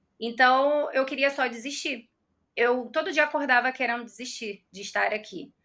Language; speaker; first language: Portuguese; native; Portuguese